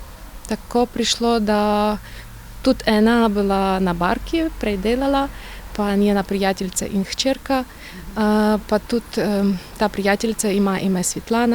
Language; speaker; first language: Slovenian; non-native, learner; Ukrainian